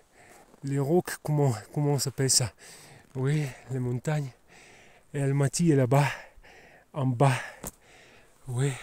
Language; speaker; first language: French; non-native, learner; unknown